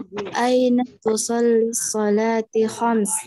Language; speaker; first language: Arabic; non-native, learner; Indonesian